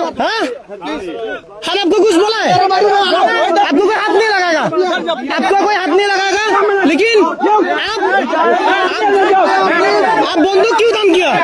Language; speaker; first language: Hindi; non-native, learner; Bangla